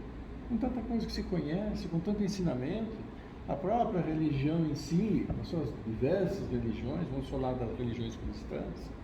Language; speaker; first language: Portuguese; native; Portuguese